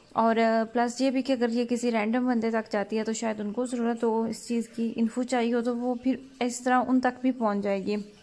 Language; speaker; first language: Urdu; native; Urdu